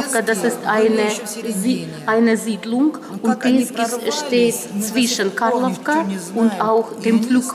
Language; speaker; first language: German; non-native, fluent; Russian